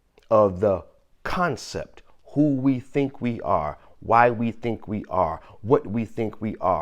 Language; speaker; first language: English; native; English